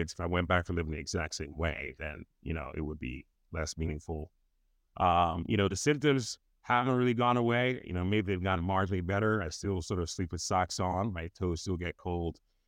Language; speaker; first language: English; non-native, local second language; Yoruba